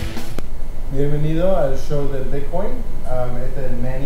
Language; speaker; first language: Spanish; early bilingual, heritage; Spanish